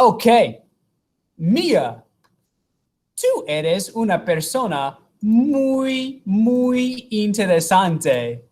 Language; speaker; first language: Spanish; non-native, fluent; English